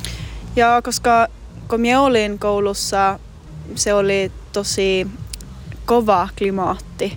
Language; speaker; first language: Finnish; non-native, local second language; Swedish